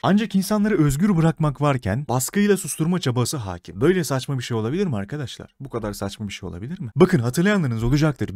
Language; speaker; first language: Turkish; native; Turkish